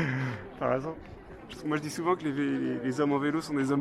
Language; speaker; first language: French; native; French